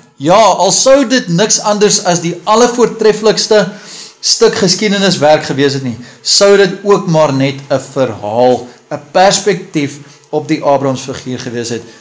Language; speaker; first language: Afrikaans; early bilingual, heritage; Afrikaans